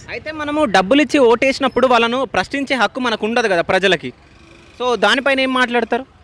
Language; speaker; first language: Telugu; native; Telugu